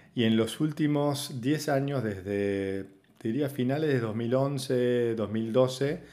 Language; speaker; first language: Spanish; native; Spanish